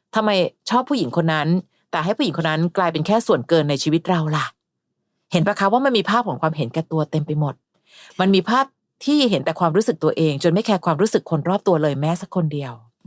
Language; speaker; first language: Thai; native; Thai